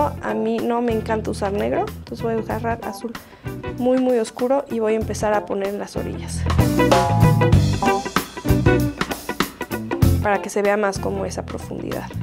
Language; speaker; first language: Spanish; native; Spanish